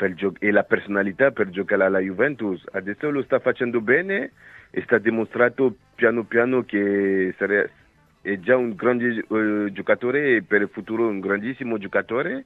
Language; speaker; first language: Italian; non-native, fluent; French